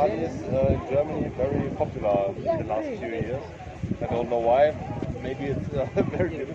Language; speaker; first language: English; non-native, fluent; German